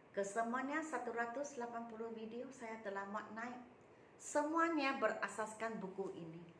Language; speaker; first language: Malay; non-native, local second language; Chinese